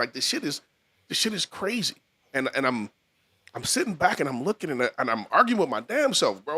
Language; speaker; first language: English; native; English